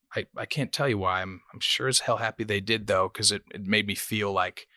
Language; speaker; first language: English; native; English